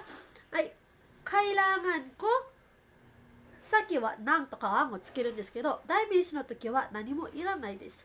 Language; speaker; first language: Japanese; non-native, fluent; Filipino